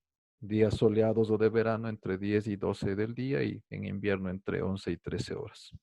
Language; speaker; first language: Spanish; native; Spanish